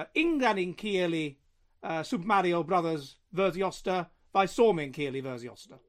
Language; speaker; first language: Finnish; non-native, learner; English